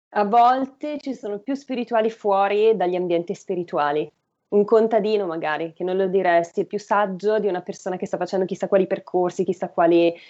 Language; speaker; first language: Italian; native; Italian